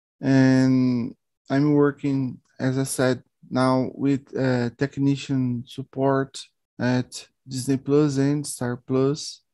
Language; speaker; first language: English; non-native, learner; Portuguese